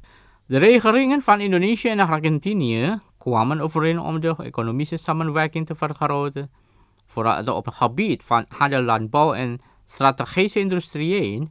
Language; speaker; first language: Dutch; non-native, fluent; Indonesian